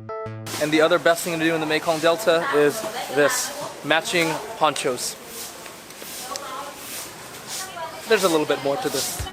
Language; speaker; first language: English; early bilingual, other home language; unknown